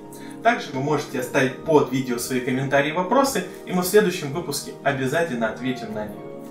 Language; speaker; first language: Russian; native; Russian